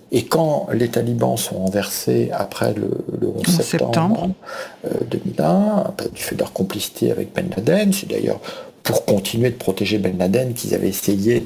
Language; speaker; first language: French; native; French